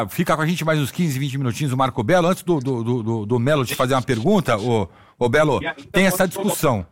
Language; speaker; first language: Portuguese; native; Portuguese